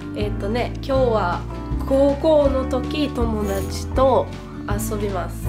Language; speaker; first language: Japanese; non-native, learner; English